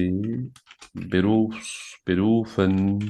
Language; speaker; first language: German; non-native, fluent; Turkish